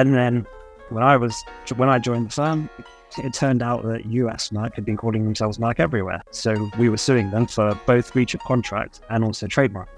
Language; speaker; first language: English; native; English